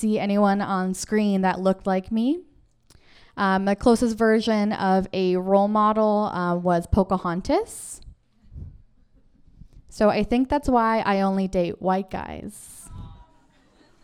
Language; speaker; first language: English; native; English